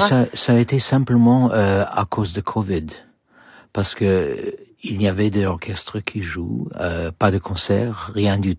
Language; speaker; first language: French; non-native, learner; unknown